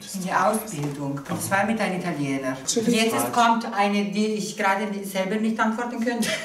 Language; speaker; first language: German; non-native, local second language; Italian